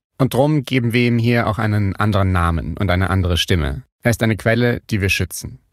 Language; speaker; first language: German; native; German